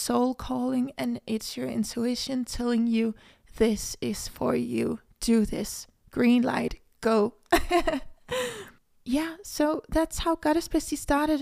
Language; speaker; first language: English; non-native, fluent; Danish